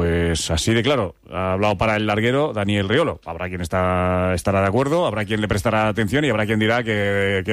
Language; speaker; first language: Spanish; native; Spanish